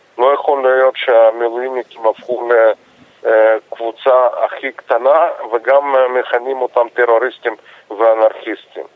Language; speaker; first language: Hebrew; non-native, fluent; Russian